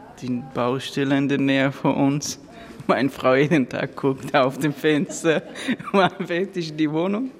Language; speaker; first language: German; non-native, learner; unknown